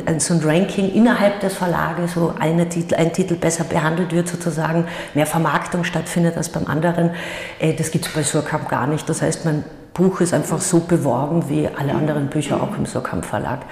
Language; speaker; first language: German; native; German